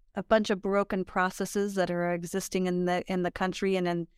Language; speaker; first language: English; native; English